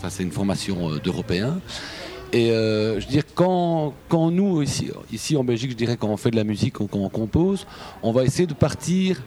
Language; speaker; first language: French; native; French